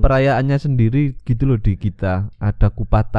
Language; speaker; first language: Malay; non-native, local second language; Javanese